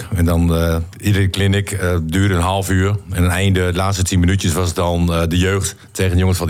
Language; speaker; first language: Dutch; native; Dutch